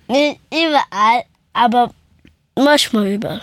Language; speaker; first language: German; early bilingual, other home language; Persian